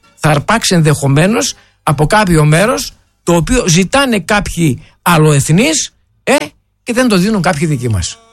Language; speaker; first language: Greek; native; Greek